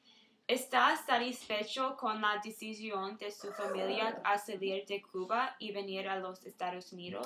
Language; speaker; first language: Spanish; non-native, learner; English